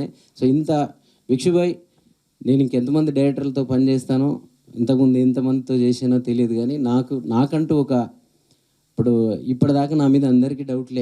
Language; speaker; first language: Telugu; native; Telugu